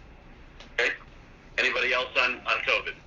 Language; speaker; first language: English; native; English